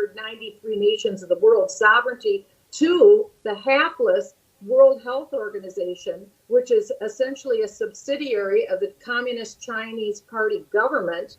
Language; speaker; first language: English; native; English